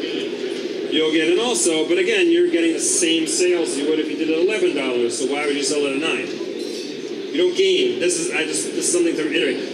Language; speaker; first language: English; native; English